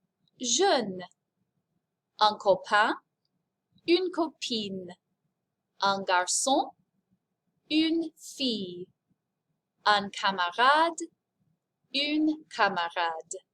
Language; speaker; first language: French; non-native, fluent; English